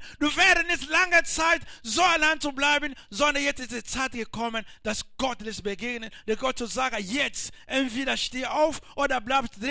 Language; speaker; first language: German; non-native, learner; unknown